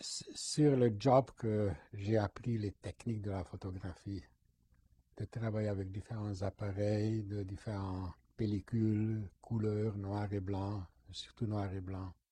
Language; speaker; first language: French; non-native, fluent; Hungarian